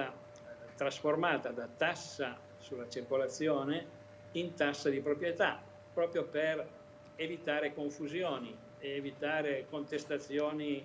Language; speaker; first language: Italian; native; Italian